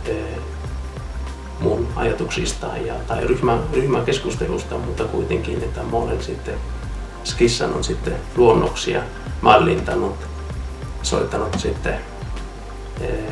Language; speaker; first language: Finnish; non-native, fluent; Italian